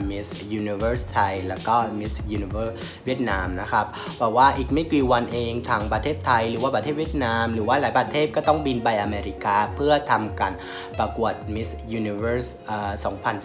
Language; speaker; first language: Thai; non-native, fluent; Vietnamese